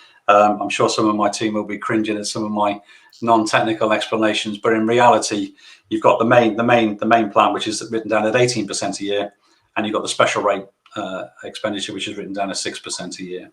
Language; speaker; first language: English; native; English